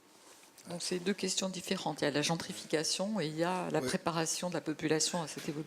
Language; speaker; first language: French; native; French